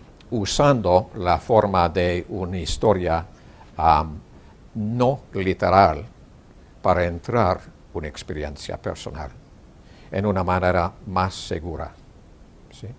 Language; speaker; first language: Spanish; non-native, learner; English